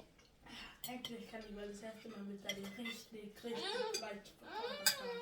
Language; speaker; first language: German; early bilingual, other home language; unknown